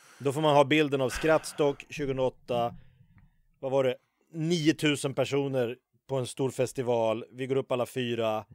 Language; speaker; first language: Swedish; native; Swedish